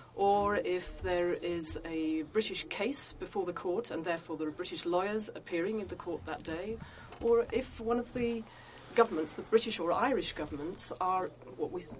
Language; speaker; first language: English; native; English